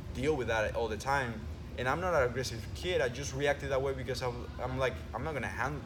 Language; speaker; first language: English; early bilingual, other home language; Spanish